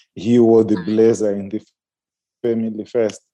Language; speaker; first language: English; non-native, local second language; Shona